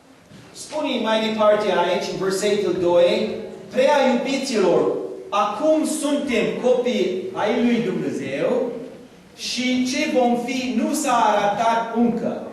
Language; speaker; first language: Romanian; non-native, learner; English